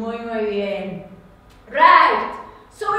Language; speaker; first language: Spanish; non-native, learner; English